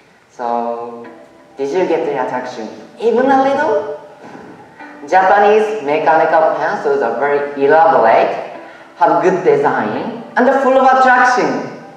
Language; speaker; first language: English; non-native, learner; Japanese